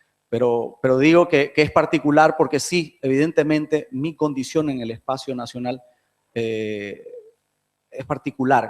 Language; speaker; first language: Spanish; native; Spanish